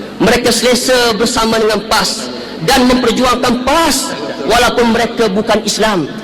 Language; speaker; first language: Malay; native; Malay